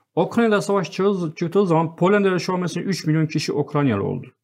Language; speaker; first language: Turkish; non-native, fluent; Arabic